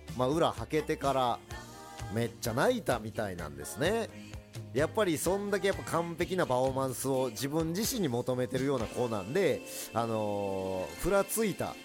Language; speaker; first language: Japanese; early bilingual, other home language; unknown